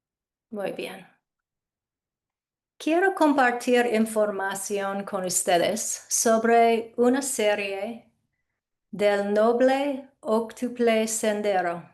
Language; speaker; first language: Spanish; non-native, fluent; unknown